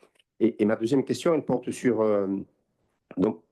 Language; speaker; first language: French; native; French